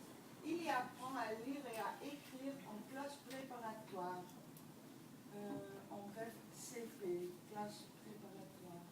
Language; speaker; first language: French; non-native, fluent; Dutch